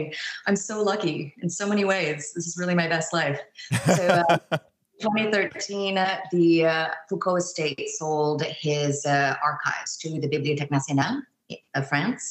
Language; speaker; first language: English; native; English